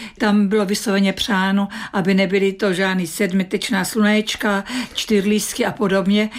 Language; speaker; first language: Czech; native; Czech